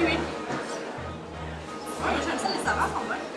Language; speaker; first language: French; native; French